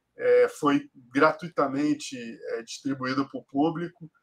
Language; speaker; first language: Portuguese; native; Portuguese